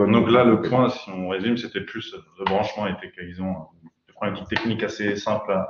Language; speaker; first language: French; native; French